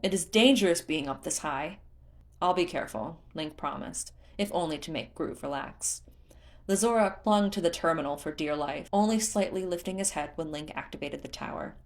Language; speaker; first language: English; native; English